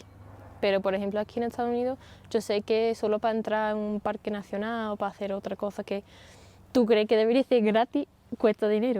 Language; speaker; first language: Spanish; non-native, fluent; English